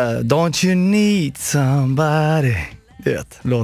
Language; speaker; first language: Swedish; non-native, fluent; Arabic